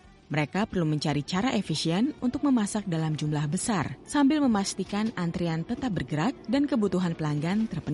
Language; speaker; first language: Indonesian; native; Indonesian